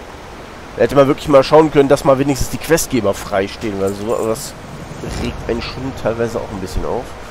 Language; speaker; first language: German; native; German